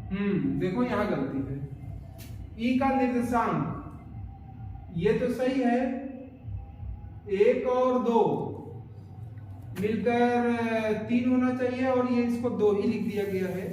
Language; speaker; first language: Hindi; native; Hindi